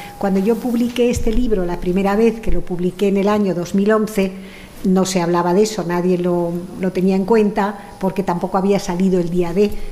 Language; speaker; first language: Spanish; early bilingual, other home language; French